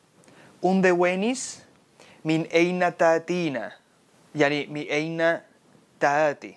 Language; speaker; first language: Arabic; non-native, fluent; Spanish